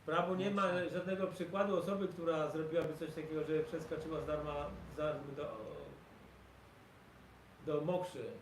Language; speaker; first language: Polish; native; Polish